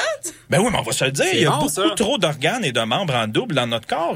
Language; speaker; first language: French; native; French